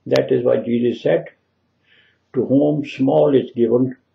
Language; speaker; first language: English; non-native, local second language; Punjabi